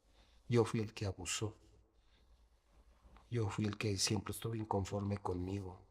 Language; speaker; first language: Spanish; native; Spanish